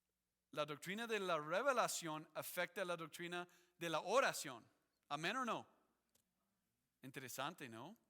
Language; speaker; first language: Spanish; non-native, fluent; English